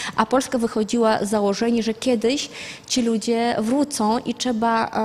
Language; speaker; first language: Polish; non-native, fluent; Azerbaijani